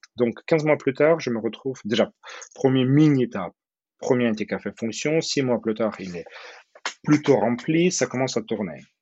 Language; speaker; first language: French; non-native, fluent; Russian